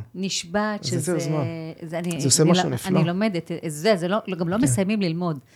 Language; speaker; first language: Hebrew; non-native, fluent; Russian